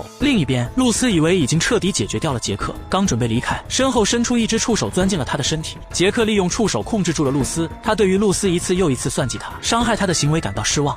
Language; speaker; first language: Chinese; native; Chinese